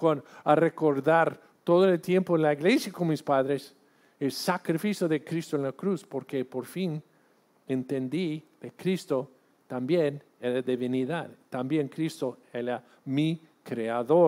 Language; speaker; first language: Spanish; non-native, fluent; English